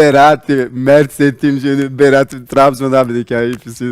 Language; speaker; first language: Turkish; non-native, learner; Portuguese